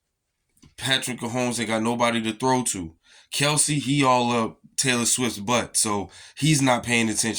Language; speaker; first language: English; native; English